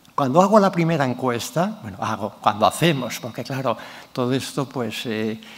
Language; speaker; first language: Spanish; non-native, local second language; Catalan